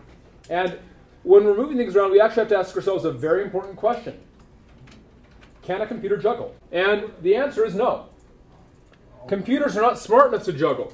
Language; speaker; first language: English; native; English